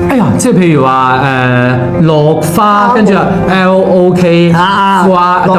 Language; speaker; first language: Cantonese; native; Cantonese